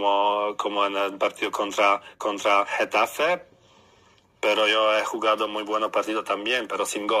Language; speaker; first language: Spanish; non-native, learner; Polish